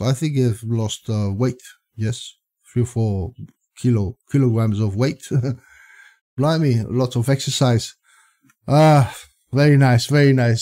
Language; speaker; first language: English; non-native, fluent; Spanish